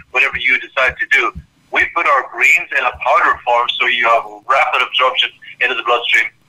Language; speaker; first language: English; native; English